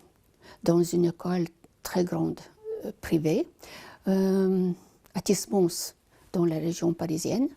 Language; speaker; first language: French; non-native, fluent; Lithuanian